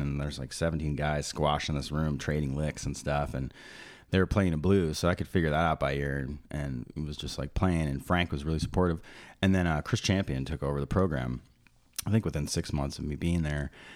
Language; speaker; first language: English; native; English